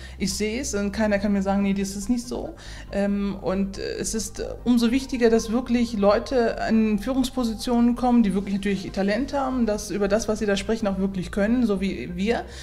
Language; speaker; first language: German; native; German